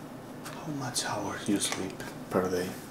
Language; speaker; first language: English; non-native, learner; Spanish